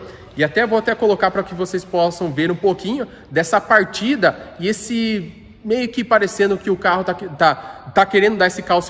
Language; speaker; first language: Portuguese; native; Portuguese